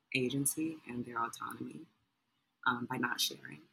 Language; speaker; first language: English; native; English